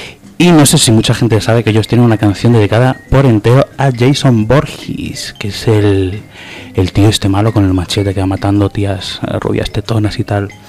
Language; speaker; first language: Spanish; native; Spanish